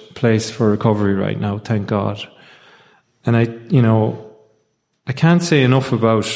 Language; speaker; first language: English; native; English